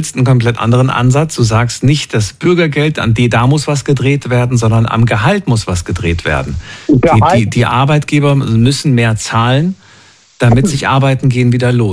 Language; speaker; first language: German; native; German